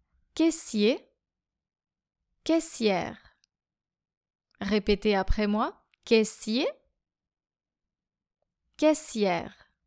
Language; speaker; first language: French; native; French